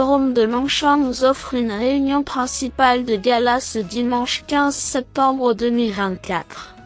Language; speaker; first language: French; native; French